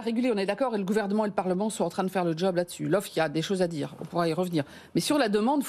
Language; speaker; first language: French; native; French